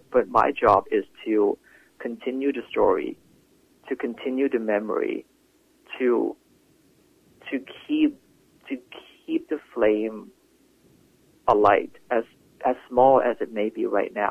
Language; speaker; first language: English; non-native, local second language; Cantonese